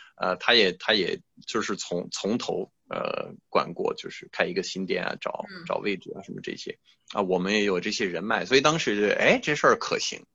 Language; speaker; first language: Chinese; non-native, fluent; French